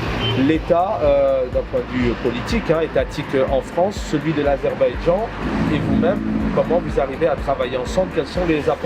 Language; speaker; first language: French; native; French